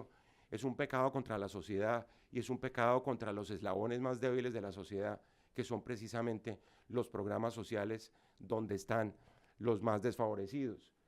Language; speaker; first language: Spanish; native; Spanish